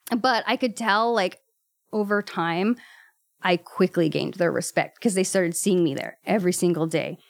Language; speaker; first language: English; native; English